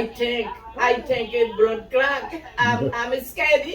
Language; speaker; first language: English; non-native, learner; Haitian Creole